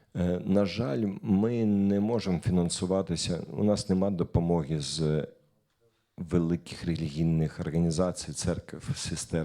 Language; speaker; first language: Ukrainian; non-native, local second language; Russian